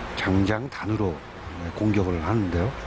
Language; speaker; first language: Korean; native; Korean